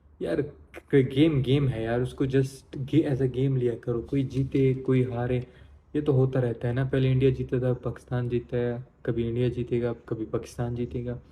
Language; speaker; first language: Urdu; non-native, local second language; Pashto